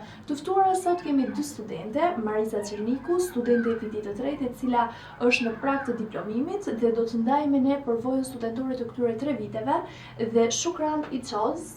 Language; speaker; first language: Albanian; native; Albanian